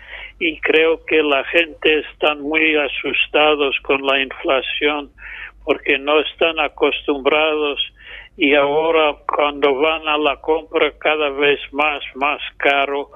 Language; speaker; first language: Spanish; non-native, fluent; English